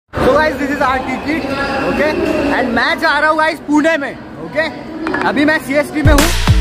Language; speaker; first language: Hindi; non-native, local second language; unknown